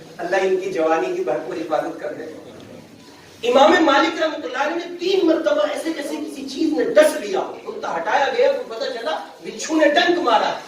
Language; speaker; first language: Urdu; native; Urdu